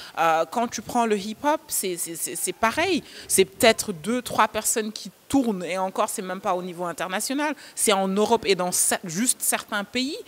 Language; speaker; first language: French; non-native, local second language; Wolof